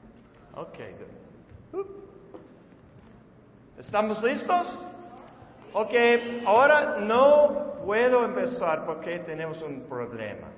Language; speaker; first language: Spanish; non-native, learner; English